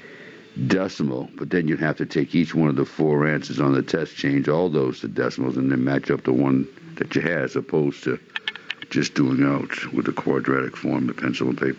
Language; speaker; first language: English; native; English